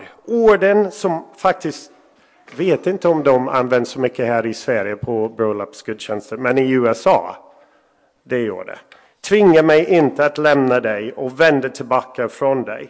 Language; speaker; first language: Swedish; non-native, fluent; English